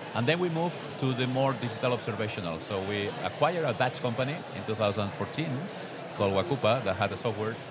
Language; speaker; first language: English; non-native, fluent; Spanish